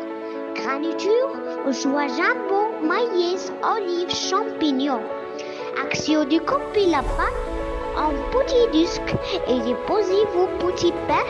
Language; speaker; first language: French; non-native, learner; Arabic